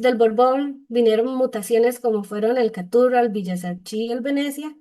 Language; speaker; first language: Spanish; native; Spanish